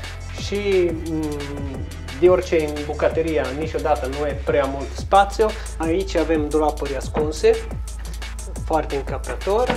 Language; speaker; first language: Romanian; non-native, local second language; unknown